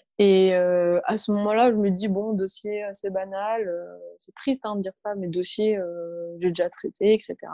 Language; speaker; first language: French; early bilingual, other home language; Arabic